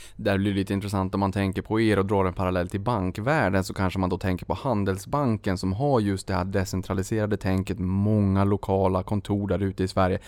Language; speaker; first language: Swedish; native; Swedish